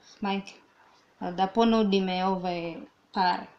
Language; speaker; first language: Serbian; non-native, learner; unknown